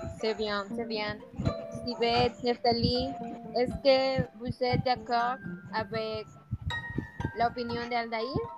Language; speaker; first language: French; non-native, learner; Spanish